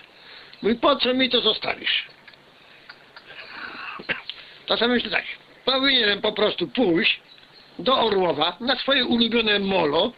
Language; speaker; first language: Polish; native; Polish